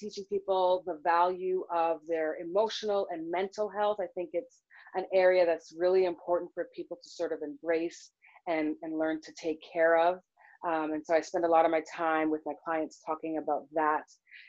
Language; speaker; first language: English; native; English